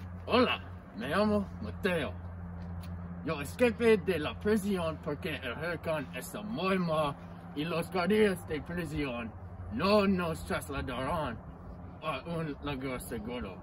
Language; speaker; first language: Spanish; non-native, learner; English